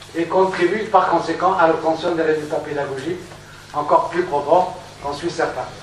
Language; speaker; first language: French; non-native, local second language; Arabic